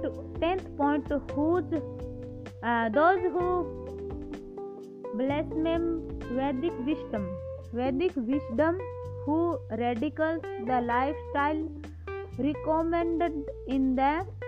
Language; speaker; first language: English; non-native, local second language; Hindi